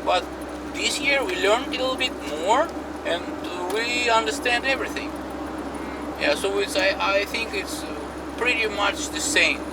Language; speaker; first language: English; non-native, fluent; Russian